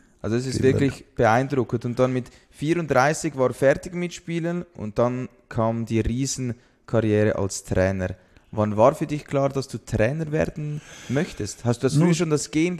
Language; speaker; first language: German; native; German